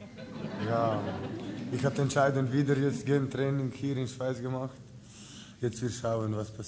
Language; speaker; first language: German; non-native, learner; Croatian